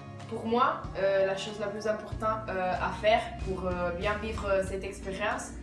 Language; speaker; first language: French; non-native, fluent; Italian